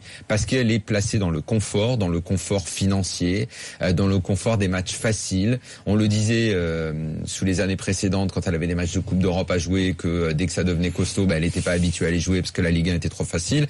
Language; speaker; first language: French; native; French